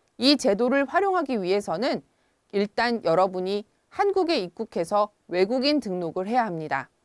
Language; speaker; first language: Korean; native; Korean